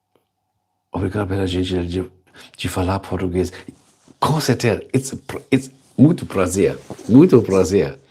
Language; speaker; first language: Portuguese; non-native, learner; German